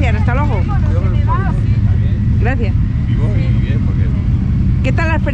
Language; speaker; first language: Spanish; native; Spanish